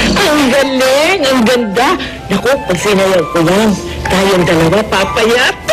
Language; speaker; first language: Filipino; non-native, local second language; Hiligaynon